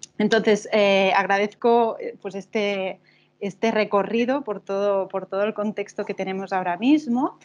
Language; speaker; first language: Spanish; non-native, local second language; Catalan